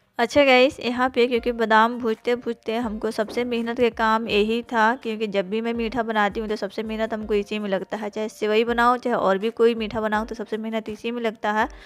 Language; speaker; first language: Hindi; native; Hindi